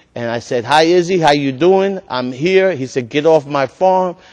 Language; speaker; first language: English; early bilingual, other home language; Spanish